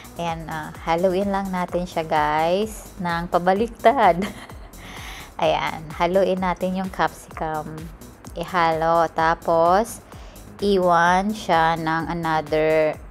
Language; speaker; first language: Filipino; non-native, local second language; Bikol